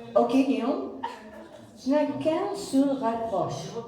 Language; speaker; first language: French; non-native, learner; English